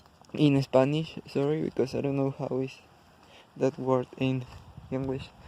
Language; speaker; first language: English; non-native, learner; Spanish